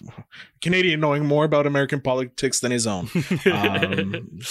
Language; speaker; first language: English; native; English